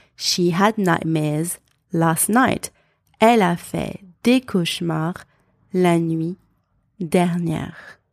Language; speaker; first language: French; native; French